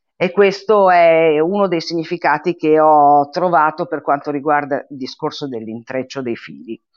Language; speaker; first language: Italian; native; Italian